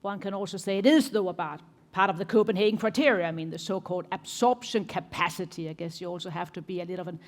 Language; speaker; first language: English; non-native, fluent; Danish